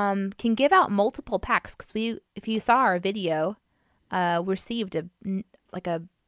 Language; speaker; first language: English; native; English